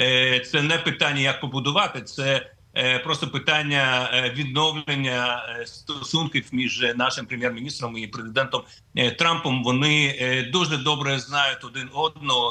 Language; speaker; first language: Ukrainian; non-native, fluent; Russian